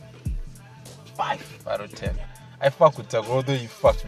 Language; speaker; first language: English; non-native, local second language; Shona